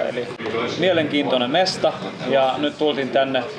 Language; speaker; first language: Finnish; non-native, fluent; German